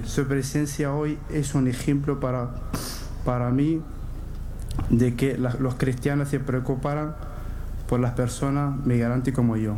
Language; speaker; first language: Spanish; non-native, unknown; Arabic